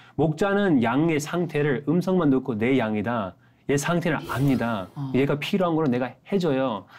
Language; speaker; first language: Korean; non-native, fluent; English